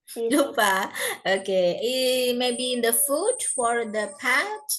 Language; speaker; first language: English; non-native, fluent; Indonesian